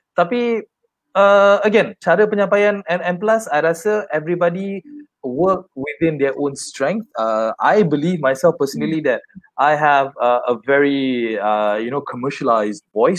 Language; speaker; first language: English; non-native, local second language; Malay